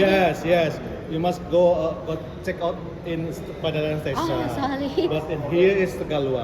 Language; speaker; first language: English; non-native, learner; Indonesian